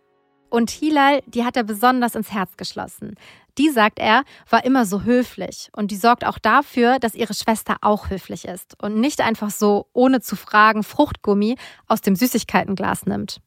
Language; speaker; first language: German; native; German